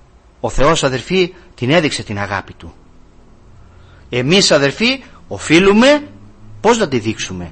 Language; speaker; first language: Greek; native; Greek